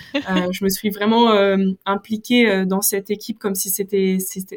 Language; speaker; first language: French; native; French